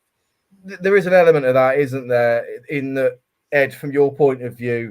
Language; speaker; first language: English; native; English